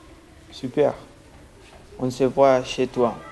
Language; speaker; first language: French; non-native, learner; Spanish